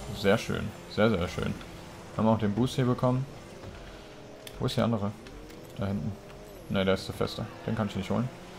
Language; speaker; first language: German; native; German